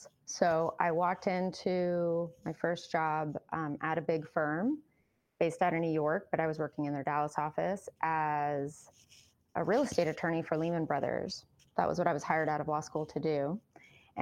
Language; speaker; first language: English; early bilingual, other home language; Spanish